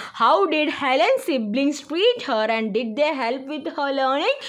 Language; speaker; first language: English; non-native, local second language; Malayalam